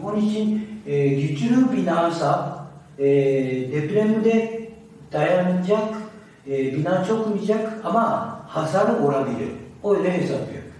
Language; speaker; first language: Turkish; non-native, learner; Japanese